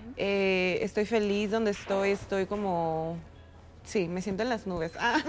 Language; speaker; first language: Spanish; native; Spanish